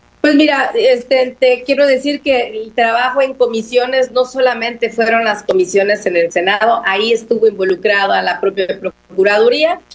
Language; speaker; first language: Spanish; native; Spanish